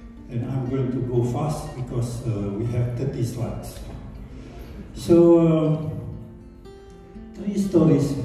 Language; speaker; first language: English; non-native, local second language; Malay